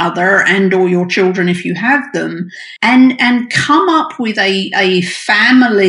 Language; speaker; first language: English; native; English